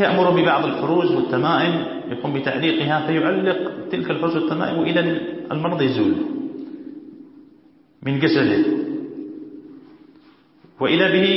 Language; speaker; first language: Arabic; native; Arabic